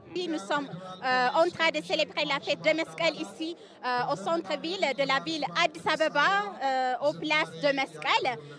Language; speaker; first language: French; non-native, fluent; Amharic